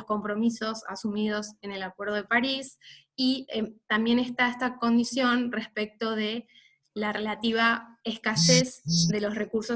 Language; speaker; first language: Spanish; native; Spanish